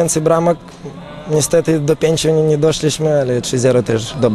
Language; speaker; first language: Polish; non-native, fluent; Romanian